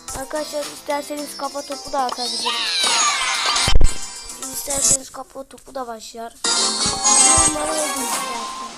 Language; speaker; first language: Turkish; native; Turkish